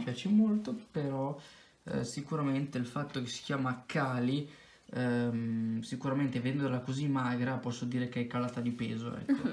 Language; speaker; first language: Italian; native; Italian